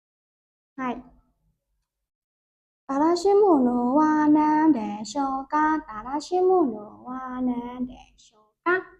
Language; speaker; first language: Japanese; non-native, learner; Burmese